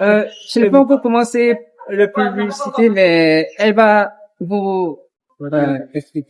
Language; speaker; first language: French; non-native, learner; Korean